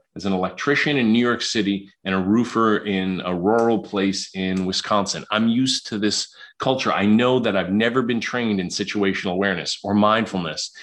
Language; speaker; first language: English; native; English